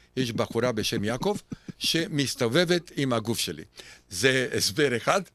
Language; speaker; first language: Hebrew; non-native, fluent; Romanian